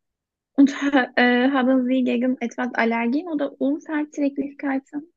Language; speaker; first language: German; non-native, learner; Turkish